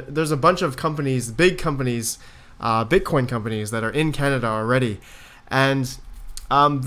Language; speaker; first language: English; native; English